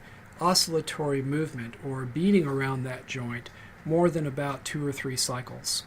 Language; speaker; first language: English; native; English